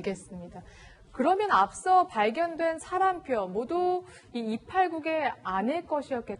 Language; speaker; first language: Korean; native; Korean